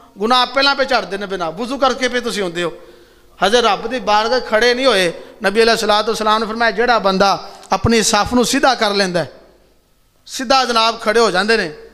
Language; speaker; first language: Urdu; non-native, local second language; Punjabi